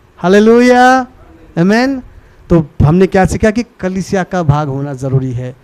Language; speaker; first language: Hindi; non-native, local second language; Marathi